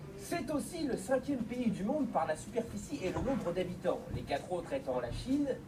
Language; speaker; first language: French; native; French